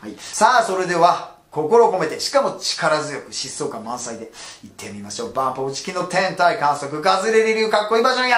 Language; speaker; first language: Japanese; native; Japanese